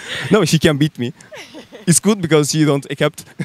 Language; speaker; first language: English; non-native, learner; Turkish